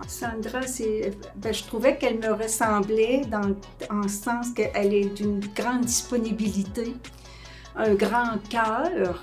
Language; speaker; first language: French; native; French